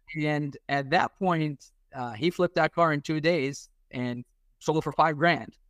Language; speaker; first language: English; non-native, fluent; Arabic